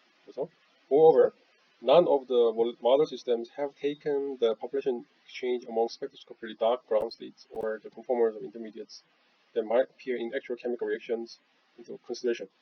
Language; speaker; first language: English; non-native, fluent; Korean